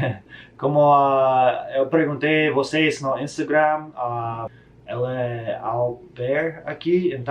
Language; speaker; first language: Portuguese; non-native, learner; English